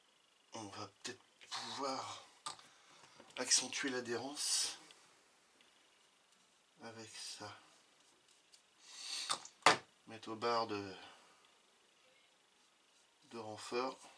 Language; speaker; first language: French; native; French